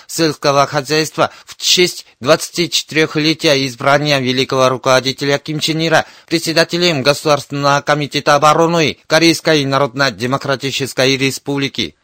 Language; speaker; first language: Russian; non-native, fluent; Korean